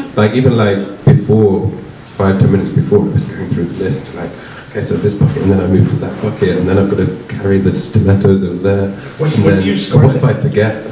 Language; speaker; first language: English; native; English